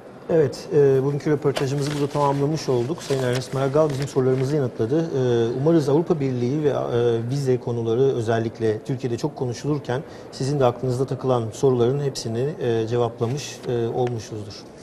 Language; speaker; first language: Turkish; native; Turkish